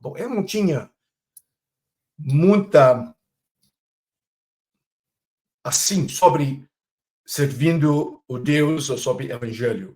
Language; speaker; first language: Portuguese; non-native, fluent; Chinese